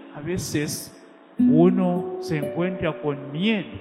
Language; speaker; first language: Spanish; non-native, fluent; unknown